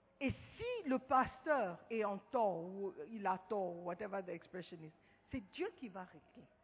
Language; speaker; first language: French; non-native, fluent; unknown